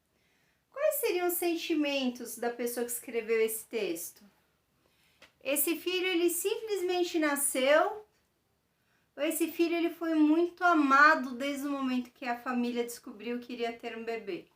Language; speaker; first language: Portuguese; native; Portuguese